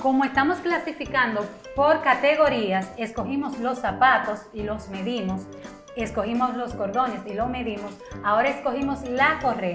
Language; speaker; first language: Spanish; native; Spanish